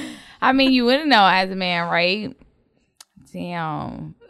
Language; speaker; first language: English; native; English